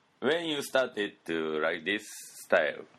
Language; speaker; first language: English; non-native, learner; Japanese